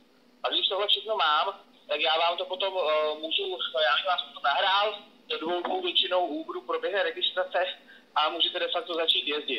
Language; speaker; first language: Czech; native; Czech